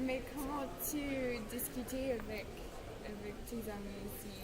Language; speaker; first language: French; non-native, learner; English